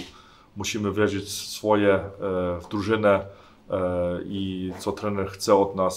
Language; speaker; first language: Polish; early bilingual, heritage; German